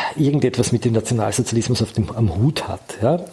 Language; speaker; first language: German; native; German